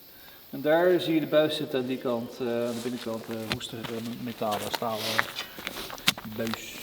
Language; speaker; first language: Dutch; native; Dutch